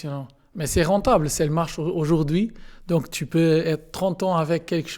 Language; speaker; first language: French; non-native, learner; Portuguese